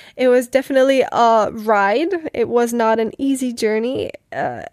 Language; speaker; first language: English; non-native, fluent; Czech